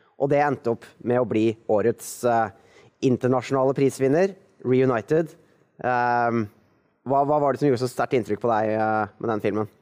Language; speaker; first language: Norwegian; native; Norwegian